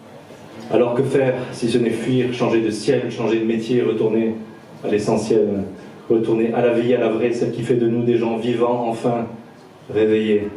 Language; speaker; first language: French; native; French